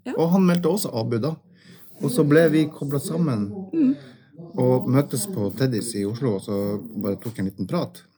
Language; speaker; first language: Norwegian; native; Norwegian